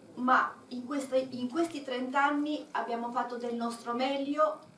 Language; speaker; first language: Italian; non-native, fluent; Albanian